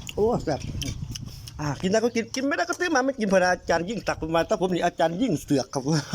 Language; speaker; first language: Thai; native; Thai